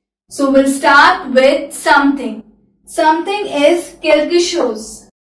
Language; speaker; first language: English; non-native, local second language; Hindi